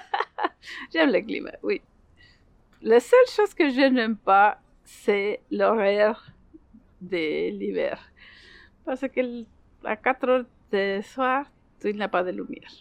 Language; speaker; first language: French; non-native, learner; Spanish